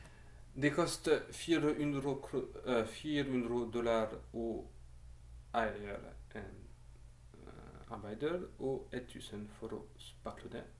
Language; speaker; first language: Norwegian; non-native, learner; French